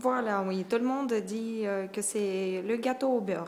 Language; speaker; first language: French; non-native, fluent; Russian